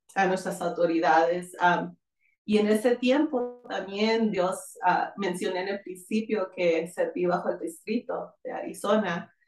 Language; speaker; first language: Spanish; early bilingual, heritage; Spanish